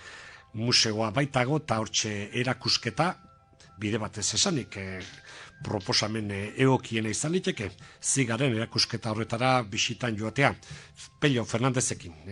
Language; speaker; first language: Basque; native; Basque